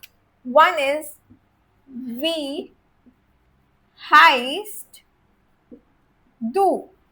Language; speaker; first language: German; non-native, fluent; Hindi